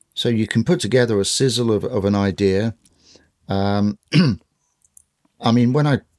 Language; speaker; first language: English; native; English